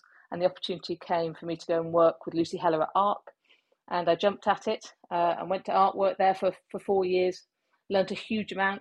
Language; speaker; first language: English; native; English